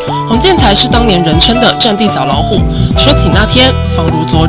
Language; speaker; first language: Chinese; native; Chinese